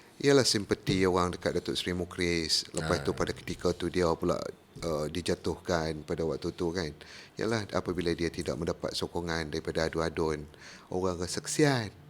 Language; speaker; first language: Malay; native; Malay